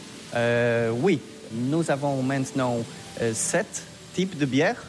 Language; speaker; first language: French; non-native, learner; Polish